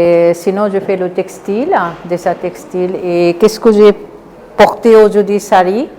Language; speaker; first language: French; non-native, learner; Bangla